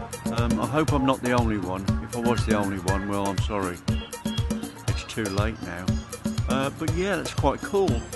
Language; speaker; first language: English; native; English